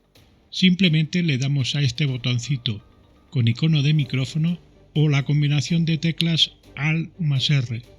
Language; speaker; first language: Spanish; native; Spanish